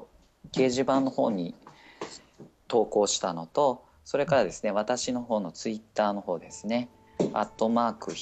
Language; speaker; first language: Japanese; native; Japanese